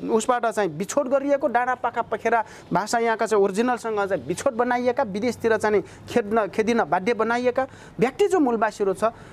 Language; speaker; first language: Nepali; non-native, local second language; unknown